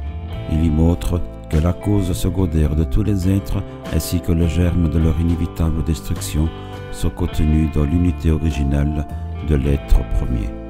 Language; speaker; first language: French; native; French